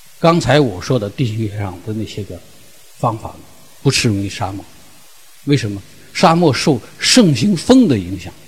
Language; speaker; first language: Chinese; native; Chinese